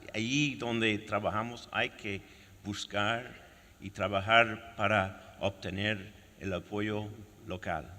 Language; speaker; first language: Spanish; non-native, fluent; French